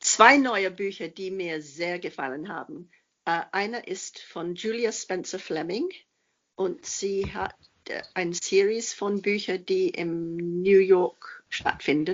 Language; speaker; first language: German; non-native, fluent; English